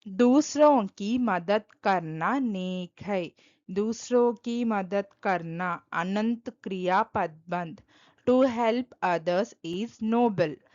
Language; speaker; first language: Hindi; non-native, local second language; Telugu